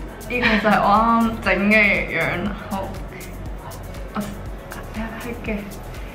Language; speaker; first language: Korean; non-native, fluent; Cantonese